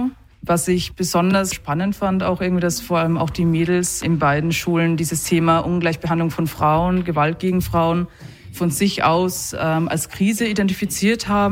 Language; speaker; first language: German; native; German